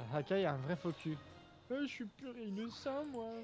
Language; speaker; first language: French; native; French